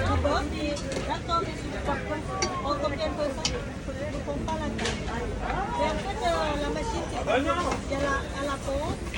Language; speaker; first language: French; non-native, learner; Thai